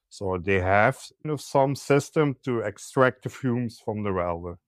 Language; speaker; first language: English; non-native, learner; Dutch